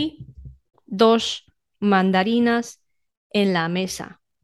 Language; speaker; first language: Spanish; non-native, fluent; Chinese